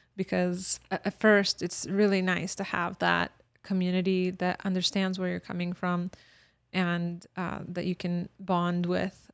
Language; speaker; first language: English; early bilingual, other home language; Bosnian